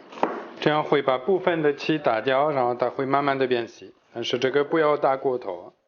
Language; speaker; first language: Chinese; native; Chinese